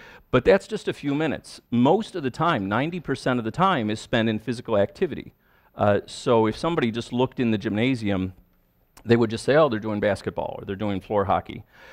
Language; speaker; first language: English; native; English